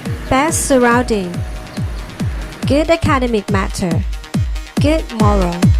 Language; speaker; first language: English; non-native, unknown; Thai